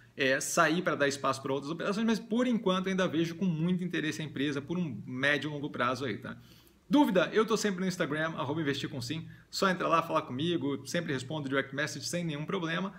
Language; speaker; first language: Portuguese; native; Portuguese